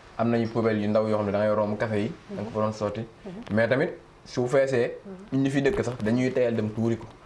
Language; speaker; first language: Wolof; native; Wolof